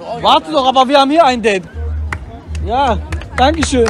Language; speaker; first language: German; native; German